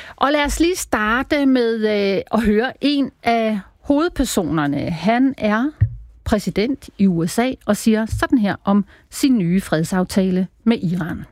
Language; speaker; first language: Danish; native; Danish